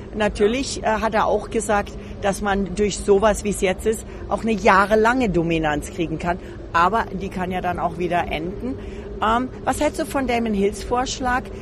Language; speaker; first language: German; native; German